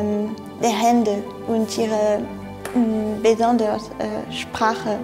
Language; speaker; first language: German; non-native, fluent; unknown